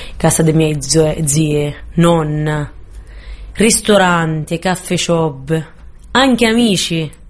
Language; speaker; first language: Italian; non-native, fluent; Arabic